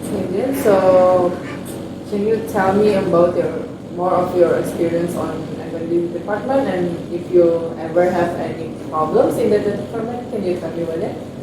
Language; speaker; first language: English; non-native, learner; Indonesian